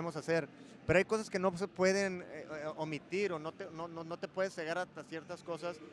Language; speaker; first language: Spanish; native; Spanish